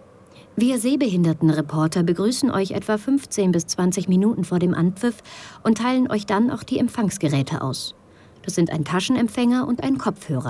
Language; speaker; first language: German; native; German